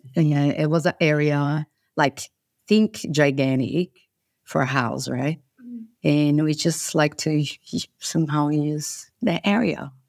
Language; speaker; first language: English; non-native, fluent; Portuguese